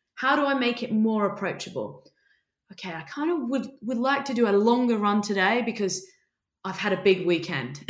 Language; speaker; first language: English; native; English